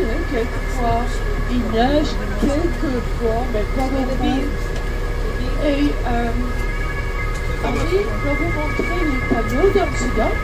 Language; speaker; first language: French; non-native, fluent; Dutch